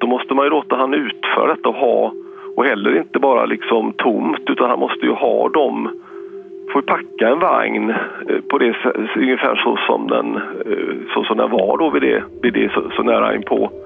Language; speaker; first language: Swedish; native; Swedish